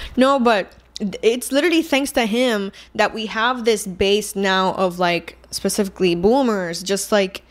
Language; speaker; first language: English; non-native, local second language; Spanish